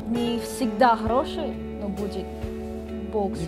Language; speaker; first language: Russian; non-native, learner; Korean